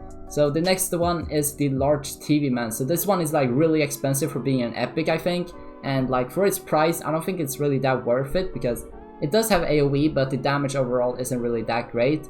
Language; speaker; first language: English; native; English